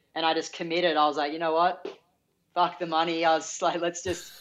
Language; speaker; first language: English; native; English